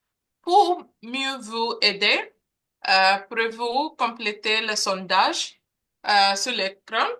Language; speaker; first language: French; non-native, learner; English